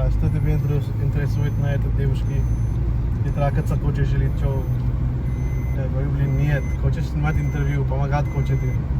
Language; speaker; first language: Russian; non-native, learner; Hindi